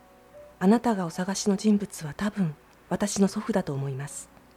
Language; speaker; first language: Japanese; native; Japanese